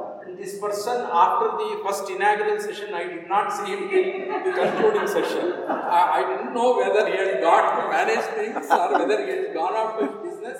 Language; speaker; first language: English; non-native, local second language; Kannada